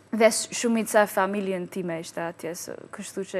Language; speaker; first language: Albanian; non-native, learner; English